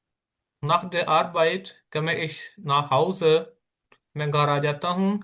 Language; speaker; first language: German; non-native, learner; Urdu